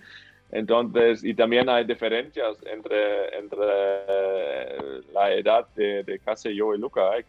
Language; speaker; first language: Spanish; non-native, fluent; German